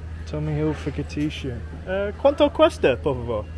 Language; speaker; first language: Spanish; non-native, learner; English